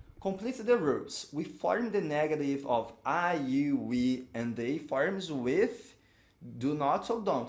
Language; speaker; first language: English; non-native, fluent; Portuguese